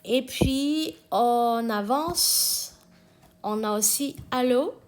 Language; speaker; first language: French; non-native, learner; Indonesian